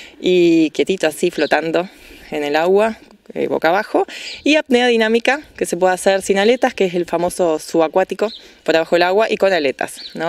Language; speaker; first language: Spanish; native; Spanish